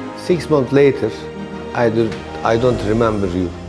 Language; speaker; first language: English; non-native, learner; Turkish